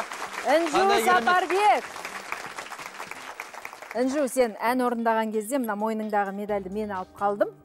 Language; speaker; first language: Kazakh; native; Kazakh